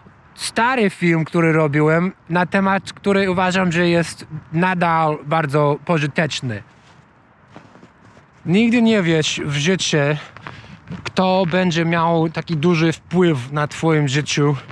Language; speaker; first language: Polish; non-native, learner; English